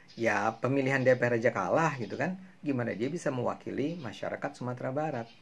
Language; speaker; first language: Indonesian; native; Indonesian